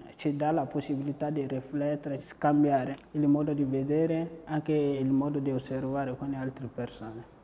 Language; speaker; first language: Italian; non-native, fluent; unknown